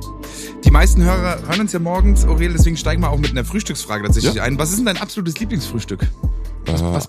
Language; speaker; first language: German; native; German